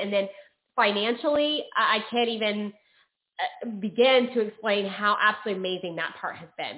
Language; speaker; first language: English; native; English